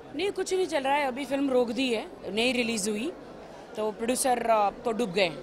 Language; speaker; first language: Hindi; native; Hindi